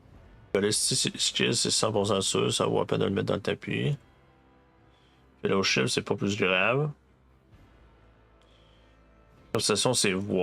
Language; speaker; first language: French; native; French